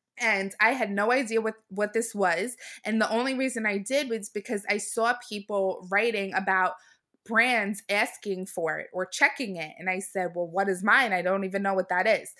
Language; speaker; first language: English; native; English